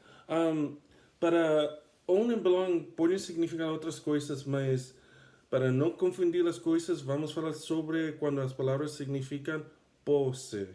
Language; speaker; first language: Portuguese; non-native, fluent; English